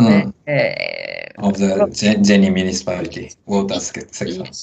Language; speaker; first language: English; non-native, learner; Japanese